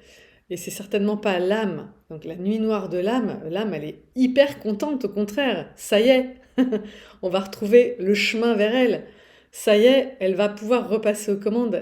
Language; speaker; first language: French; native; French